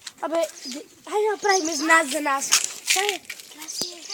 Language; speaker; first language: Bulgarian; native; Bulgarian